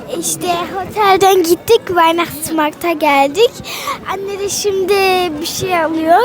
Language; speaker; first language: Turkish; early bilingual, heritage; Turkish